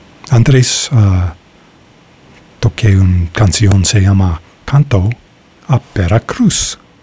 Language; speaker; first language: Spanish; non-native, learner; English